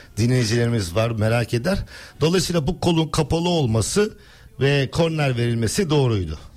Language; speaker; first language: Turkish; native; Turkish